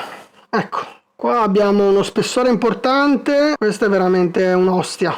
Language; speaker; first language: Italian; native; Italian